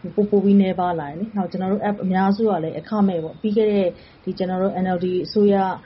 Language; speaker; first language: Burmese; native; Burmese